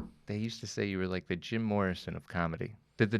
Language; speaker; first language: English; native; English